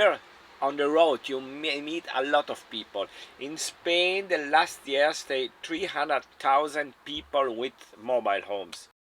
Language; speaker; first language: English; non-native, learner; German